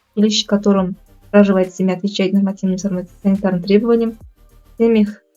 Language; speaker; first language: Russian; non-native, local second language; Kazakh